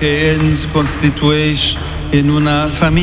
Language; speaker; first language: Catalan; non-native, learner; English